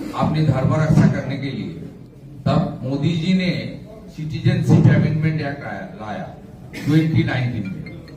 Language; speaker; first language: Hindi; non-native, local second language; Bangla